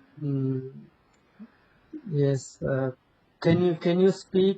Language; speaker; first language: English; non-native, local second language; Telugu